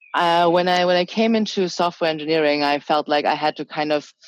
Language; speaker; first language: English; early bilingual, other home language; Chinese